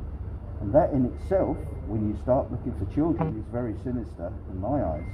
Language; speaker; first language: English; native; English